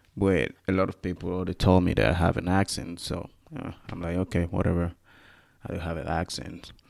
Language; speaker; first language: English; non-native, fluent; Spanish